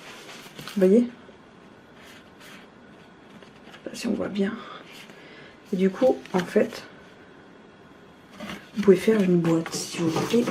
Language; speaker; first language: French; native; French